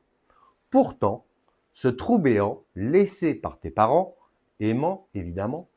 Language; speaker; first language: French; native; French